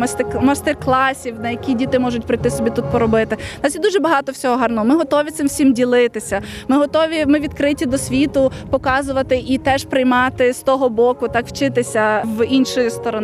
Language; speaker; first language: Ukrainian; native; Ukrainian